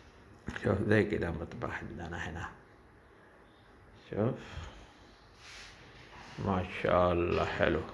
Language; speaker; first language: Arabic; non-native, learner; Urdu